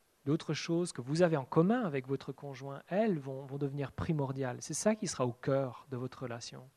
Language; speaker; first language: French; native; French